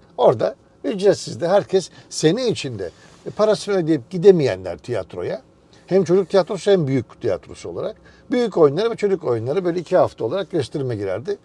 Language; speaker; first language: Turkish; native; Turkish